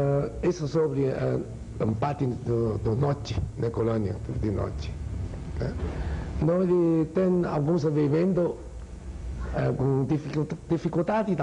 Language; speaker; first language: Portuguese; non-native, learner; Chinese